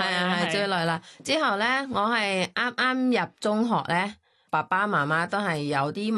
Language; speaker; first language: Cantonese; non-native, fluent; Thai